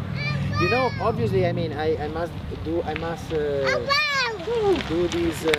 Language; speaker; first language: English; non-native, fluent; Italian